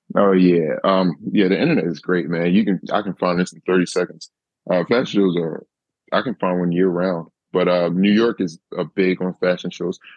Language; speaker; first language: English; native; English